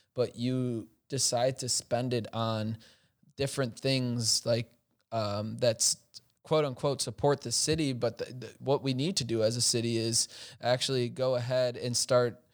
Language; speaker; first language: English; native; English